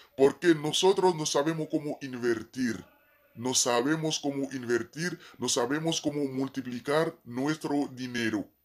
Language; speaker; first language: Spanish; non-native, fluent; Haitian Creole